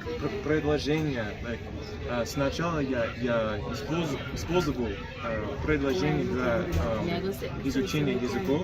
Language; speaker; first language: Russian; non-native, learner; English